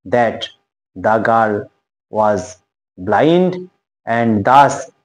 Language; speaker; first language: English; non-native, local second language; Bangla